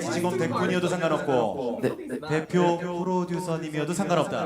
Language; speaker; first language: Korean; native; Korean